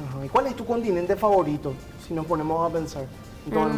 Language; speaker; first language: Spanish; native; Spanish